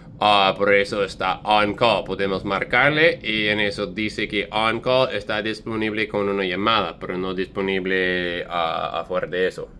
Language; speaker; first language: Spanish; non-native, learner; English